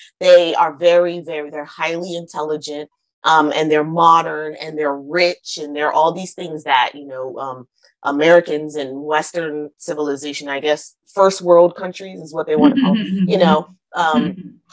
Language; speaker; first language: English; early bilingual, other home language; Akan